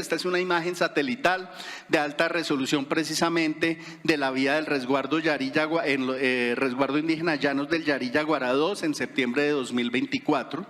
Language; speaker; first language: Spanish; native; Spanish